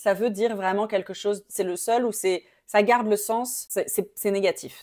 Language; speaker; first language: French; native; French